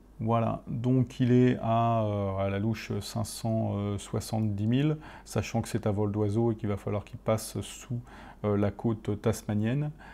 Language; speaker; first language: French; native; French